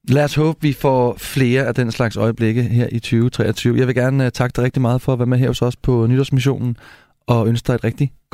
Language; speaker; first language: Danish; native; Danish